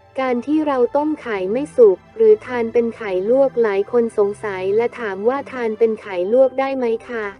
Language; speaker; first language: Thai; native; Thai